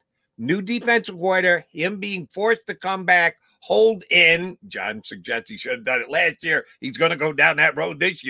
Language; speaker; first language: English; native; English